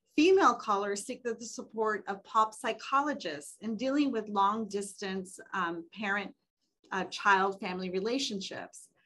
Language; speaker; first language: English; native; English